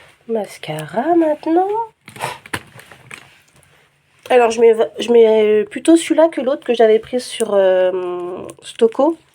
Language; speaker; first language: French; native; French